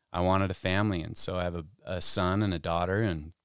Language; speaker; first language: English; native; English